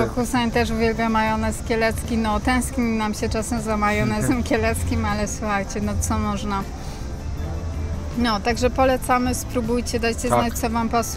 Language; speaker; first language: Polish; native; Polish